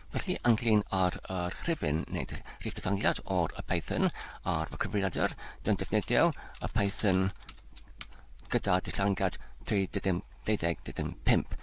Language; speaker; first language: Welsh; non-native, learner; Polish